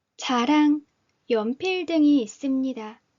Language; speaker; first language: Korean; native; Korean